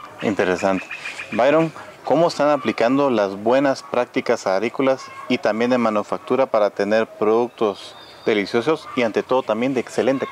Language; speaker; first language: Spanish; native; Spanish